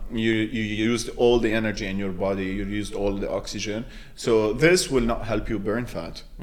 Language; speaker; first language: English; non-native, local second language; Arabic